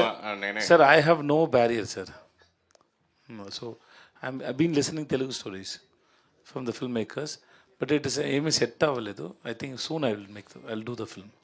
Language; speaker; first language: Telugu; non-native, learner; Tamil